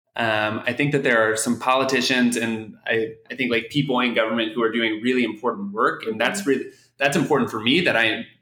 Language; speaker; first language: English; native; English